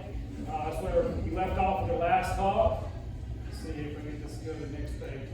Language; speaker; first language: English; native; English